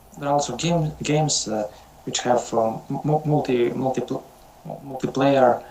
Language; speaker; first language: English; non-native, learner; Russian